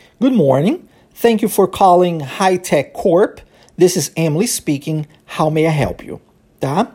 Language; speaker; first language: English; early bilingual, other home language; Portuguese